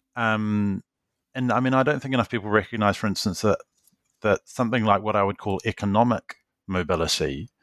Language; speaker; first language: English; native; English